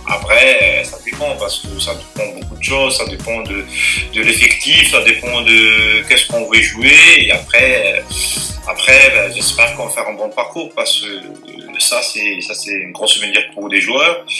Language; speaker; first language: French; non-native, local second language; Malagasy